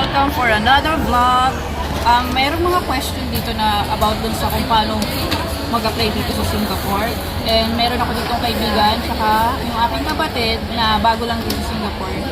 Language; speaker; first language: Filipino; native; Filipino